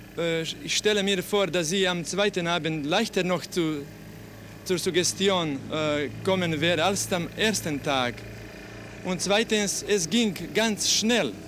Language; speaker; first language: German; non-native, fluent; Croatian